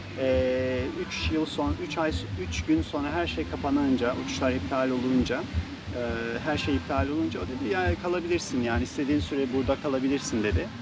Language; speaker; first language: Turkish; native; Turkish